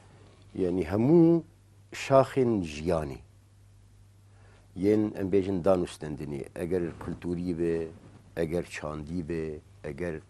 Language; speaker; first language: Kurdish; native; Kurdish